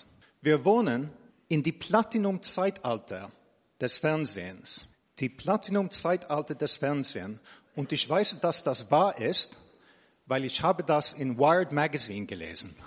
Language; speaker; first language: German; non-native, fluent; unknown